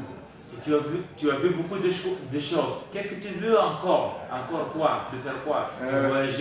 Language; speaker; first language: French; non-native, learner; Bulgarian